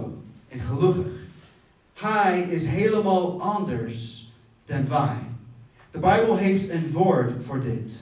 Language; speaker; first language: Dutch; non-native, fluent; English